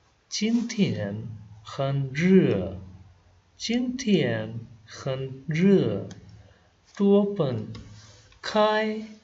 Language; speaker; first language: Chinese; non-native, fluent; Hindi